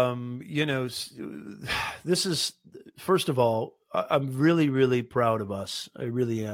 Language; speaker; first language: English; native; English